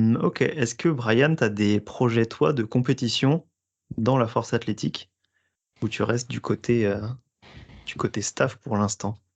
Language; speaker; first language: French; native; French